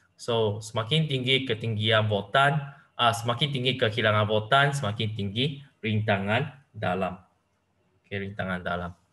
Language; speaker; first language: Malay; non-native, local second language; Chinese